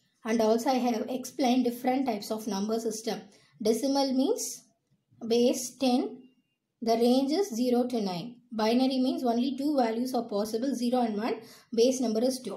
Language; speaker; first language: English; non-native, local second language; Tamil